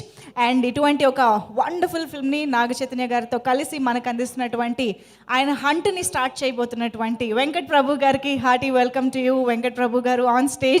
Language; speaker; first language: Telugu; native; Telugu